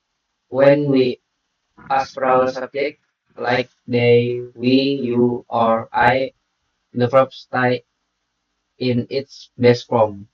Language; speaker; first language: English; non-native, learner; Indonesian